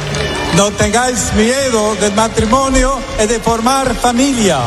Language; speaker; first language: Spanish; non-native, fluent; English